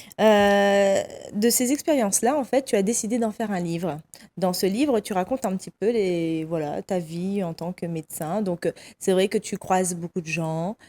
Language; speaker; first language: French; native; French